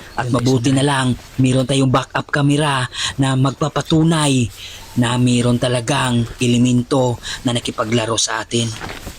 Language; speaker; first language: Filipino; non-native, local second language; Cebuano